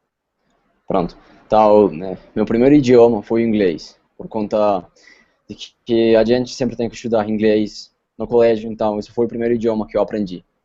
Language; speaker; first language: Portuguese; non-native, fluent; Spanish